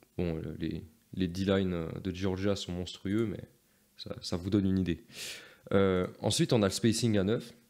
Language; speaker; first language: French; native; French